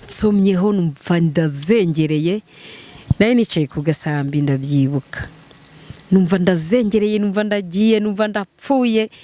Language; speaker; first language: Kinyarwanda; native; Kinyarwanda